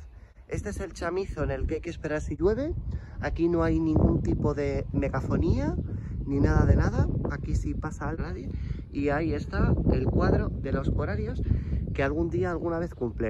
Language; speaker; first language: Spanish; native; Spanish